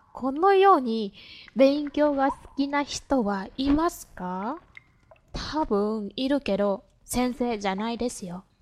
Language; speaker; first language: Japanese; non-native, fluent; Vietnamese